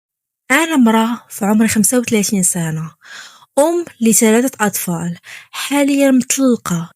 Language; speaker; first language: Arabic; native; Arabic